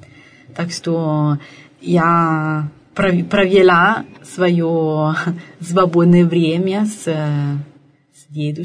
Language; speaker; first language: Russian; non-native, fluent; Italian